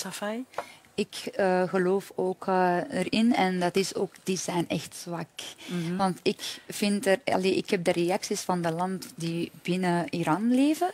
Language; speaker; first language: Dutch; non-native, fluent; Persian